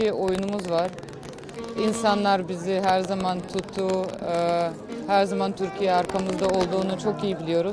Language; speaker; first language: Turkish; non-native, fluent; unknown